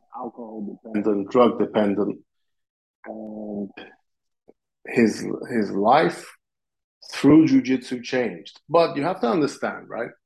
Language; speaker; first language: English; non-native, fluent; Italian